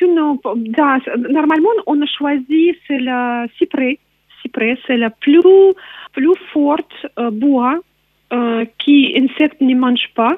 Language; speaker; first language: French; non-native, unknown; Russian